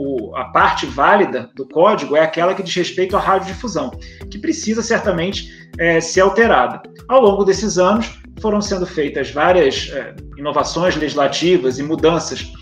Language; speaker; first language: Portuguese; native; Portuguese